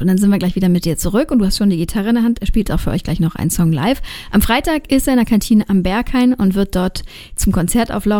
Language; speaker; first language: German; native; German